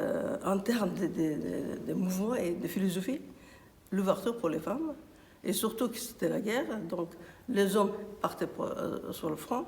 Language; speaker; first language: French; non-native, fluent; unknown